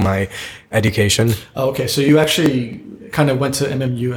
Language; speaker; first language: English; native; English